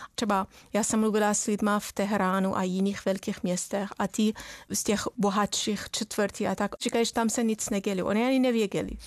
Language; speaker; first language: Czech; non-native, fluent; Persian